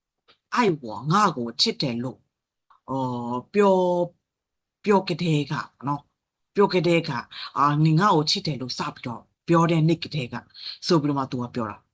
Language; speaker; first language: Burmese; native; Burmese